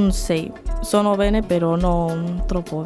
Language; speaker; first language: Italian; non-native, learner; Spanish